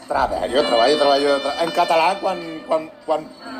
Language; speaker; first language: Catalan; non-native, learner; Spanish